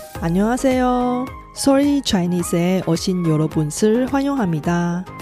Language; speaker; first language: Korean; non-native, fluent; Chinese